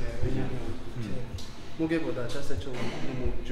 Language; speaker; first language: Korean; non-native, learner; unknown